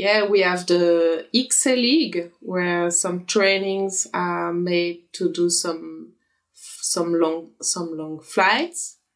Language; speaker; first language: English; non-native, fluent; French